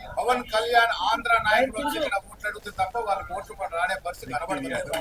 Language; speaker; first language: Telugu; native; Telugu